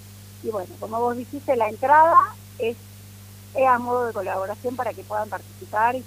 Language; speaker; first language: Spanish; native; Spanish